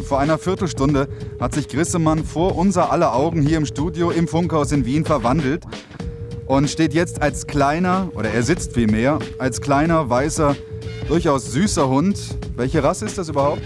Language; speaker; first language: German; native; German